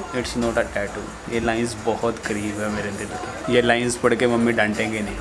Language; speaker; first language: Hindi; non-native, local second language; Punjabi